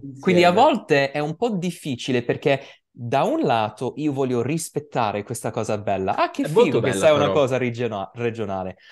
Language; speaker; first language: Italian; non-native, fluent; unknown